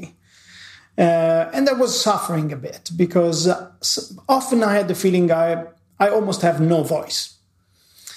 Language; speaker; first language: English; non-native, fluent; Italian